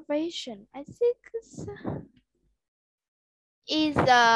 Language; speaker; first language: English; non-native, learner; Vietnamese